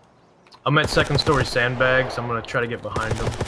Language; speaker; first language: English; native; English